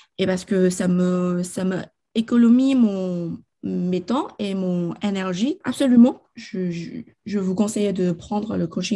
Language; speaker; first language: French; non-native, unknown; Chinese